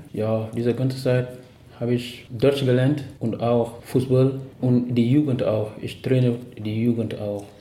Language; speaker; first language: German; non-native, learner; Wolof